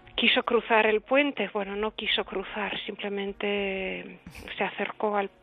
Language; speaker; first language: Spanish; early bilingual, other home language; Russian